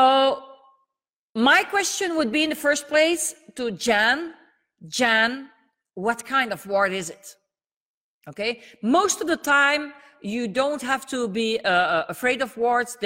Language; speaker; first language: English; non-native, fluent; Dutch